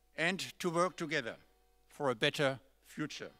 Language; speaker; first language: English; non-native, fluent; German